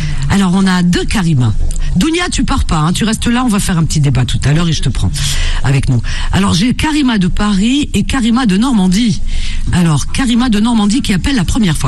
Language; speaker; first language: French; native; French